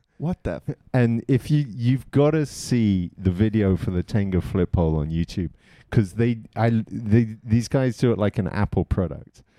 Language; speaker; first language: English; native; English